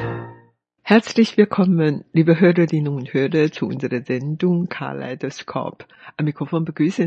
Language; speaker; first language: German; non-native, fluent; Chinese